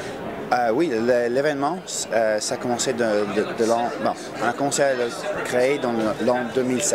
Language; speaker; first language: French; non-native, fluent; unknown